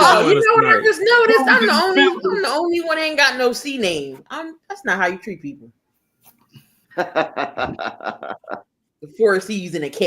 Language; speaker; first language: English; native; English